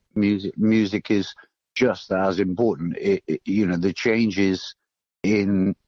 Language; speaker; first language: English; native; English